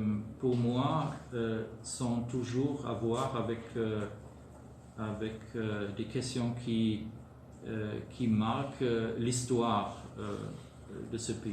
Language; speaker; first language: French; non-native, fluent; German